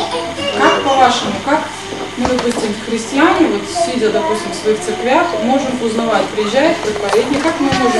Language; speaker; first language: Russian; native; Russian